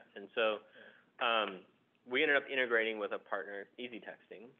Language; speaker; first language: English; early bilingual, other home language; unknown